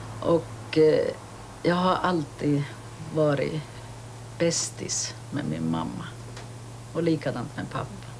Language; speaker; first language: Swedish; early bilingual, other home language; Finnish